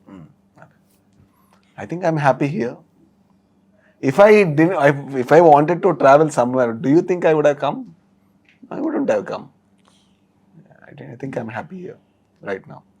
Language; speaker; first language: English; non-native, local second language; Kannada